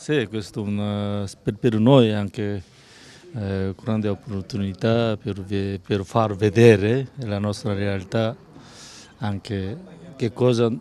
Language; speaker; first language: Italian; non-native, learner; Korean